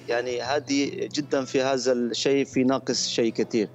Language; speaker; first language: Arabic; non-native, fluent; Turkish